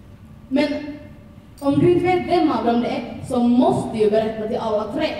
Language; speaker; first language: Swedish; native; Swedish